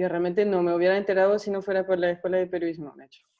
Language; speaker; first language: Spanish; non-native, fluent; French